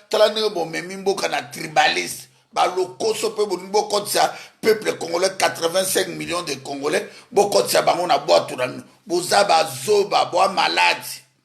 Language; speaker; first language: Lingala; native; Lingala